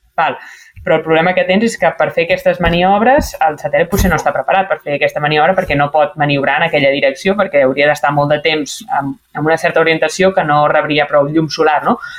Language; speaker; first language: Catalan; native; Catalan